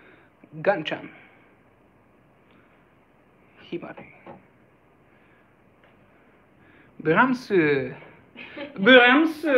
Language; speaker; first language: Japanese; non-native, fluent; Hungarian